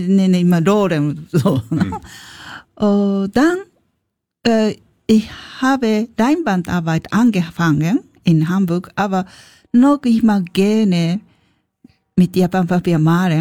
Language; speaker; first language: German; non-native, learner; Japanese